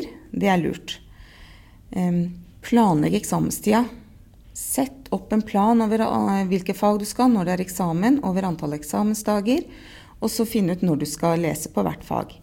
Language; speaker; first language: Norwegian; native; Norwegian